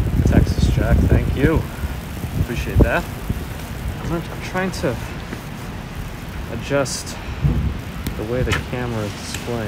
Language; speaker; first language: English; early bilingual, other home language; Russian